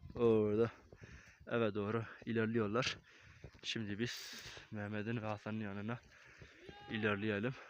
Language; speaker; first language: Turkish; non-native, local second language; Kurdish